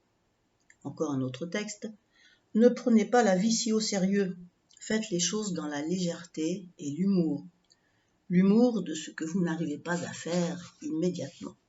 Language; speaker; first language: French; native; French